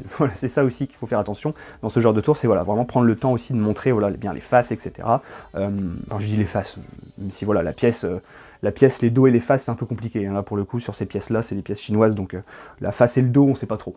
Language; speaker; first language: French; native; French